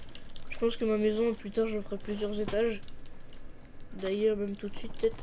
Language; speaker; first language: French; native; French